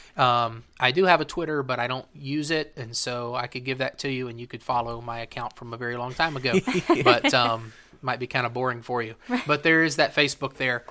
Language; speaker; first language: English; native; English